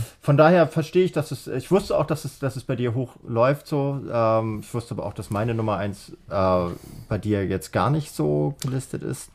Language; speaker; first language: German; native; German